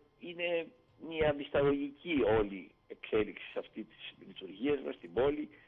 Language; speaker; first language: Greek; native; Greek